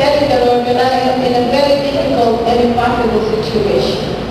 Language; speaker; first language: English; non-native, local second language; Filipino